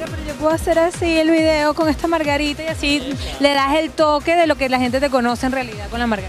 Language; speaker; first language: Spanish; native; Spanish